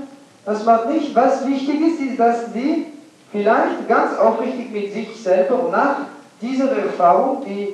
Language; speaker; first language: German; non-native, fluent; English